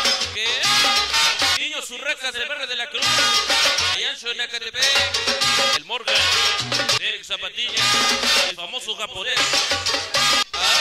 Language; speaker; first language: Spanish; native; Spanish